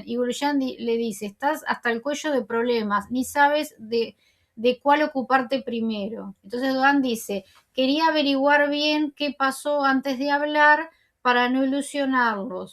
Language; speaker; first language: Spanish; native; Spanish